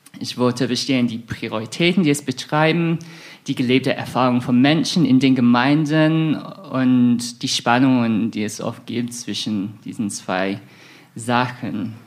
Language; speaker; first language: German; non-native, fluent; English